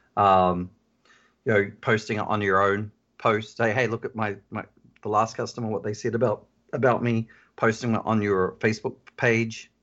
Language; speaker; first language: English; native; English